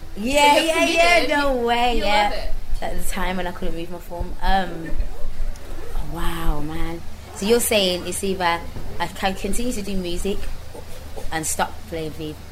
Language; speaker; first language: English; native; English